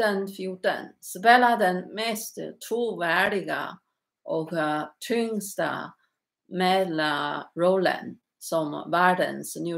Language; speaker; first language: Swedish; non-native, learner; Chinese